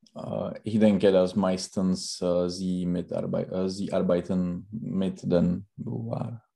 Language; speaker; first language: German; non-native, learner; Czech